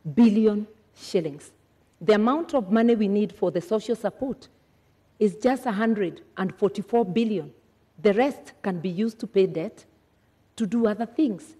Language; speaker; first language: English; non-native, local second language; Kikuyu